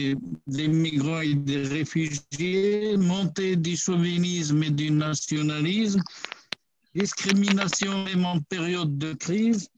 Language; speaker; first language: French; non-native, local second language; Arabic